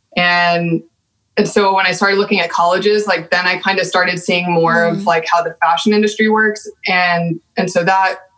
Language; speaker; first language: English; native; English